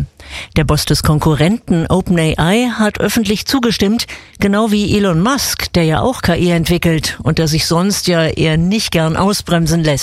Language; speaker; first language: German; native; German